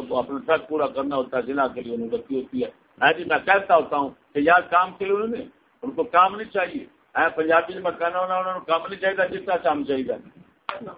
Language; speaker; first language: Urdu; non-native, local second language; Punjabi